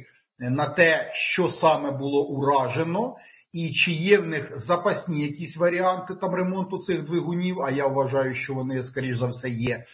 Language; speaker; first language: Ukrainian; native; Ukrainian